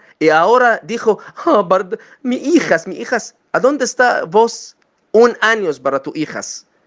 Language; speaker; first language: Spanish; non-native, learner; Arabic